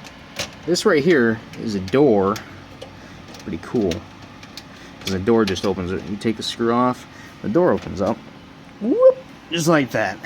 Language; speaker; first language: English; native; English